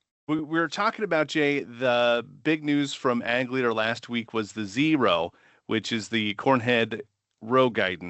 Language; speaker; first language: English; native; English